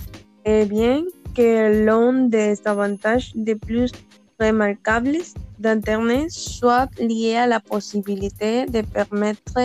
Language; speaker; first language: French; non-native, learner; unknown